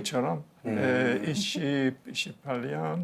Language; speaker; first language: Korean; non-native, learner; Spanish